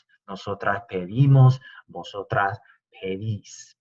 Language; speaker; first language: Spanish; non-native, fluent; English